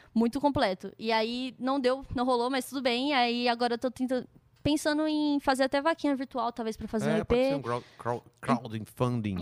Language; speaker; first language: Portuguese; native; Portuguese